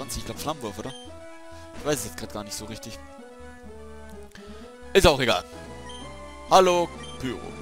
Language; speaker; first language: German; native; German